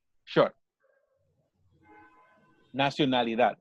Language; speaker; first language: Spanish; non-native, learner; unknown